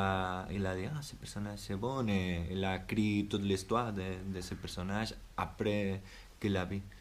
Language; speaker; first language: French; non-native, learner; Spanish